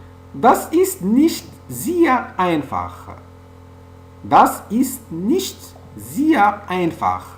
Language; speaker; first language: German; non-native, fluent; French